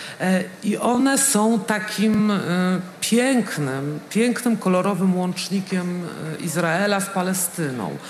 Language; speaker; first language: Polish; native; Polish